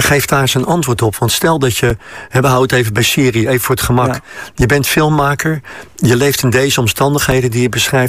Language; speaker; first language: Dutch; native; Dutch